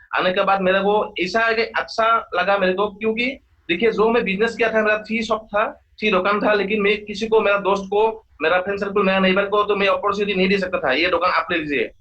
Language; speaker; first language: Hindi; non-native, local second language; Assamese